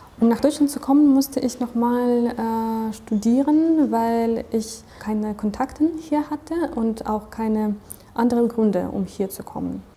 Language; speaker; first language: German; non-native, fluent; Russian